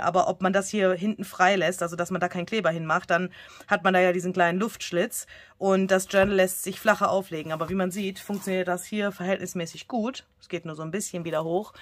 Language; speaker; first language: German; native; German